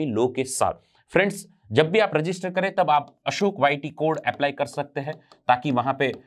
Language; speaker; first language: Hindi; non-native, local second language; Gujarati